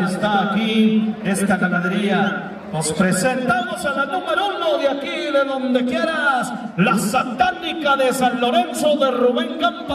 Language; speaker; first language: Spanish; native; Spanish